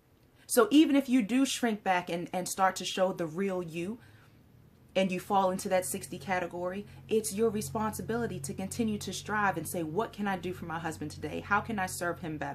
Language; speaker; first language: English; native; English